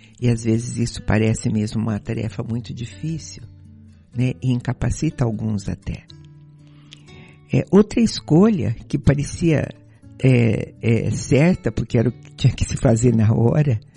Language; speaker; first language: Portuguese; native; Portuguese